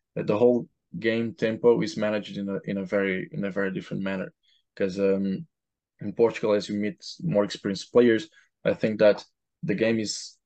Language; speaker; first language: English; non-native, fluent; Portuguese